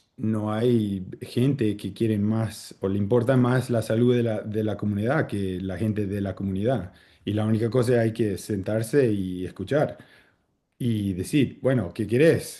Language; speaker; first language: Spanish; early bilingual, heritage; Spanish